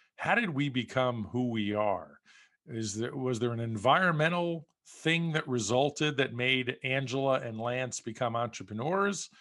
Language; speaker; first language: English; native; English